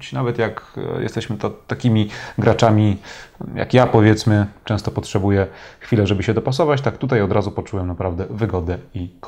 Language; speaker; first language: Polish; native; Polish